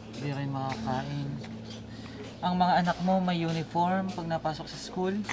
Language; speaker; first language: Filipino; native; Filipino